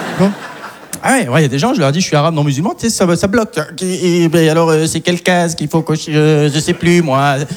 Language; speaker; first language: French; early bilingual, other home language; Arabic